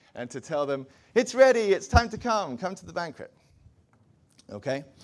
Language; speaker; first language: English; native; English